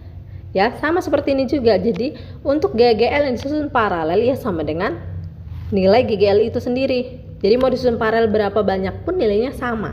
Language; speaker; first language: Indonesian; native; Indonesian